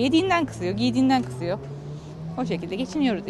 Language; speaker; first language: Turkish; native; Turkish